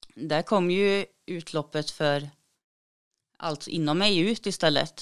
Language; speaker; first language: Swedish; native; Swedish